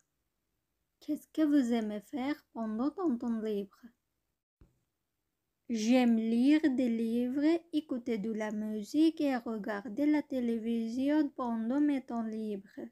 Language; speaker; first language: French; non-native, learner; Bangla